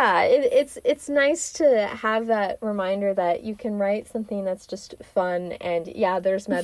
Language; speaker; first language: English; native; English